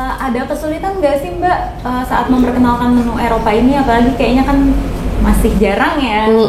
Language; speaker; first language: Indonesian; native; Indonesian